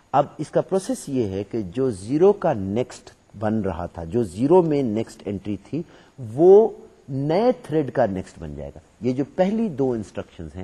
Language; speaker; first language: Urdu; native; Urdu